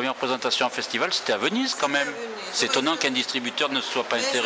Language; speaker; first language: French; native; French